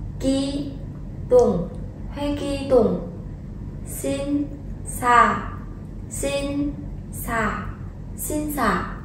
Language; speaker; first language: Korean; non-native, fluent; Vietnamese